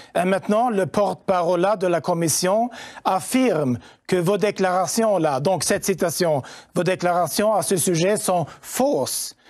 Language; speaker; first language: French; non-native, fluent; Swedish